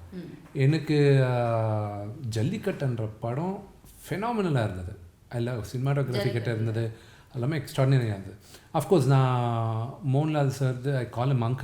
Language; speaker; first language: Tamil; non-native, local second language; Telugu